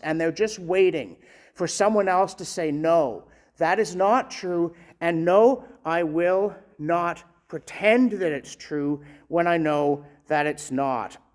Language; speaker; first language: English; native; English